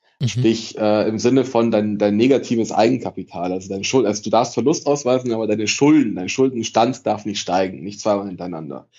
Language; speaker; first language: German; early bilingual, other home language; Italian